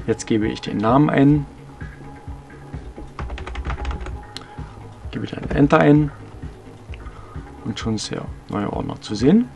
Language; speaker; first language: German; native; German